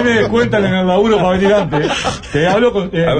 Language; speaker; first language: Spanish; native; Spanish